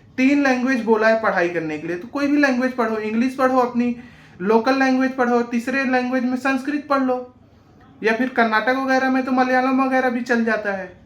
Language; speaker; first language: Hindi; native; Hindi